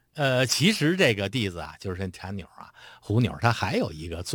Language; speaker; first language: Chinese; native; Chinese